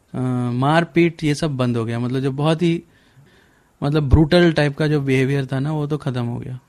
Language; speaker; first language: Hindi; native; Hindi